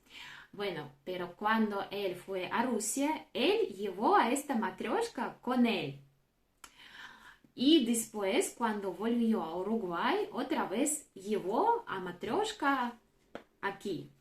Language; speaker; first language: Spanish; non-native, fluent; Russian